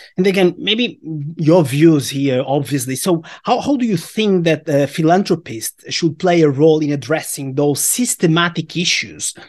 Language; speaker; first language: English; non-native, fluent; Portuguese